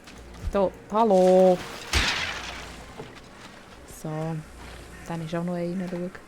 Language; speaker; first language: German; native; German